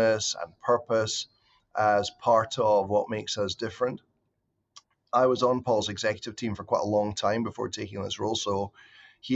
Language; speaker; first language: English; native; English